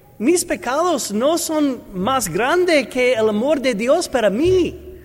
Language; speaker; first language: Spanish; non-native, learner; English